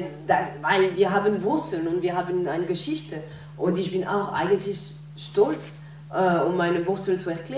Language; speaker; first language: German; non-native, learner; French